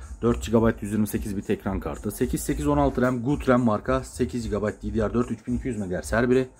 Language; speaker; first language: Turkish; native; Turkish